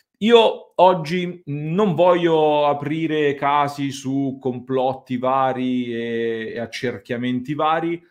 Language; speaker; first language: Italian; native; Italian